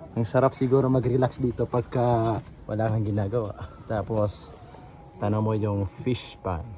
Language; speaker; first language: Filipino; non-native, local second language; Maranao